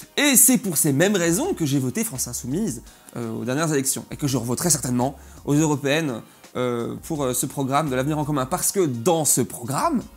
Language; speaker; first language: French; native; French